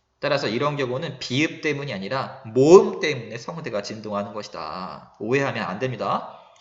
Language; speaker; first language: Korean; native; Korean